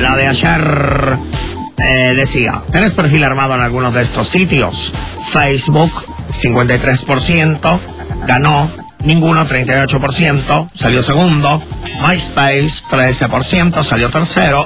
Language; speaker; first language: Spanish; native; Spanish